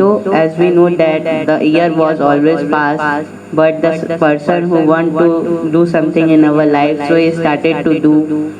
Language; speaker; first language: English; non-native, learner; Hindi